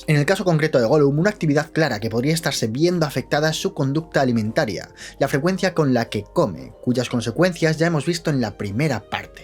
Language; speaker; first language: Spanish; native; Spanish